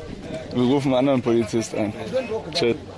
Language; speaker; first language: English; non-native, learner; German